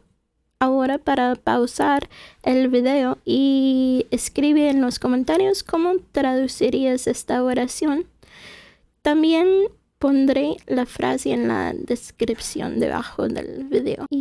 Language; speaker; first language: Spanish; non-native, fluent; English